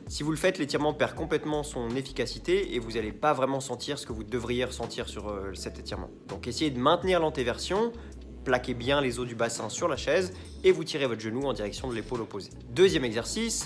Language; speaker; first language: French; native; French